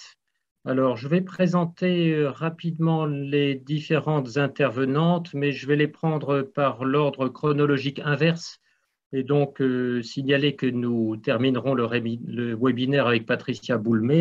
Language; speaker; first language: French; native; French